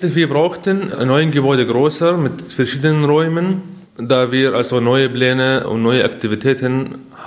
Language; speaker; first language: German; non-native, fluent; Arabic